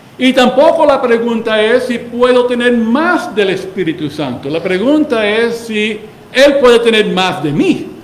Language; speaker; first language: Spanish; early bilingual, heritage; Spanish